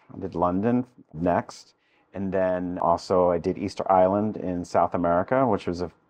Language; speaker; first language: English; native; English